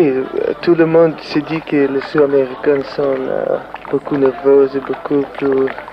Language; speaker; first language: French; non-native, learner; Portuguese